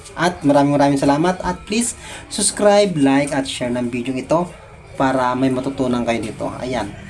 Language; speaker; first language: Filipino; native; Filipino